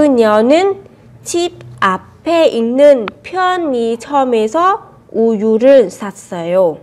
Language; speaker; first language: Korean; non-native, fluent; Vietnamese